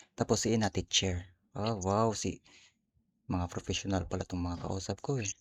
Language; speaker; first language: Filipino; native; Filipino